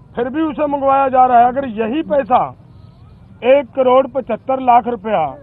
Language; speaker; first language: Hindi; non-native, local second language; Punjabi